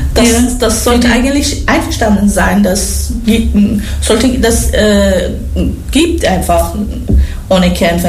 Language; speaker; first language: German; non-native, learner; Persian